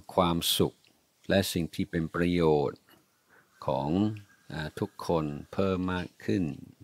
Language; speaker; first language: Thai; non-native, fluent; English